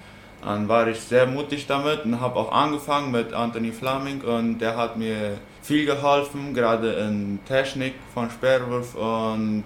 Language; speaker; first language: German; non-native, local second language; Plautdietsch